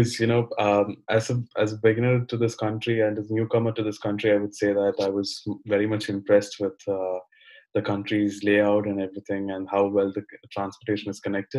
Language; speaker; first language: English; non-native, local second language; Malayalam